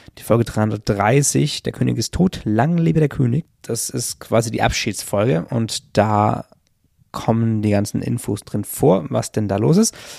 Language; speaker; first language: German; native; German